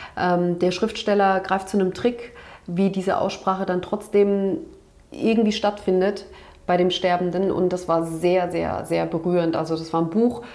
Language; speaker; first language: German; early bilingual, other home language; Turkish